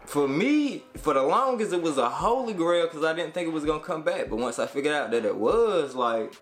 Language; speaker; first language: English; native; English